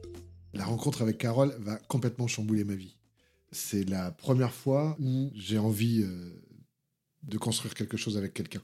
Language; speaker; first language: French; native; French